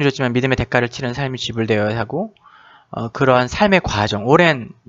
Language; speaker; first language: Korean; native; Korean